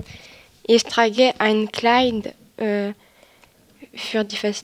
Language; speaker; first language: German; non-native, local second language; French